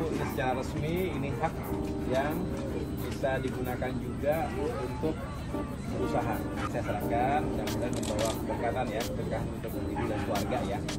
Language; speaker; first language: Indonesian; native; Indonesian